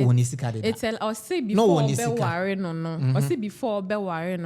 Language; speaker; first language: English; non-native, local second language; Akan